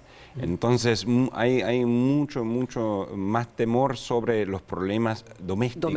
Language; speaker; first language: Spanish; non-native, fluent; English